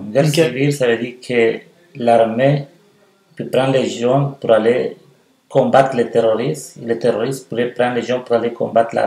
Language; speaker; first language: French; non-native, fluent; Spanish